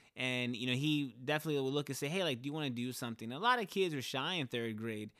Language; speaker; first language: English; early bilingual, other home language; Spanish